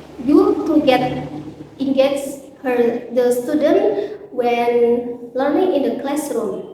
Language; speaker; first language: English; non-native, learner; Indonesian